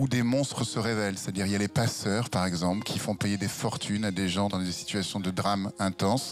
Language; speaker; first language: French; native; French